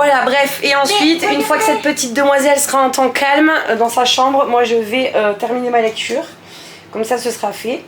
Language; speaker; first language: French; native; French